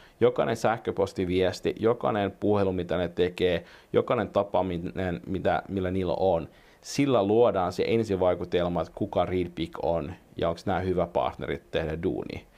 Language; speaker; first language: Finnish; non-native, local second language; Swedish